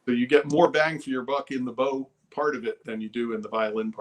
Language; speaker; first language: English; native; English